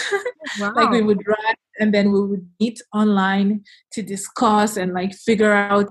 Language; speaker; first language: English; non-native, local second language; Igbo